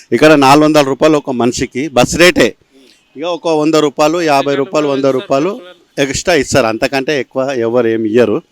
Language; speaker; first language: Telugu; native; Telugu